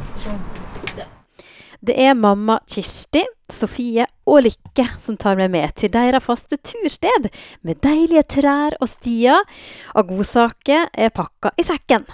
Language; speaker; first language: Norwegian; native; Norwegian